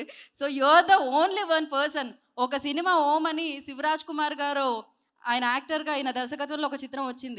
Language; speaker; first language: Telugu; native; Telugu